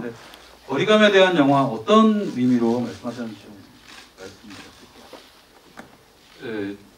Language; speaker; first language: Korean; native; Korean